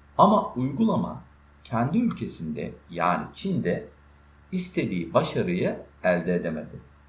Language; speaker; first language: Turkish; native; Turkish